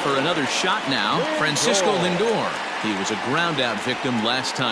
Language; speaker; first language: English; native; English